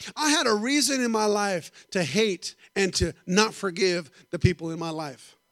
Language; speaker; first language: English; native; English